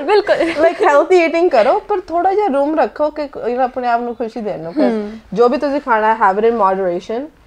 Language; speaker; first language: Punjabi; early bilingual, heritage; Punjabi